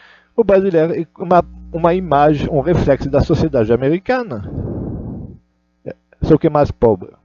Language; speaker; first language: Portuguese; non-native, learner; Russian